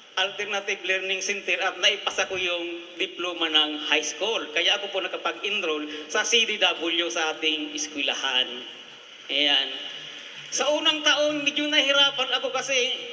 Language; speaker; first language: Filipino; non-native, local second language; Bikol